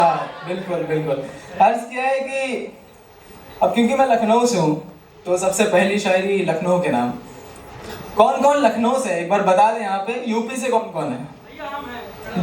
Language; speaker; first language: Hindi; native; Hindi